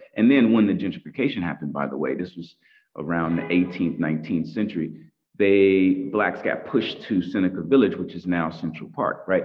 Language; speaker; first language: English; native; English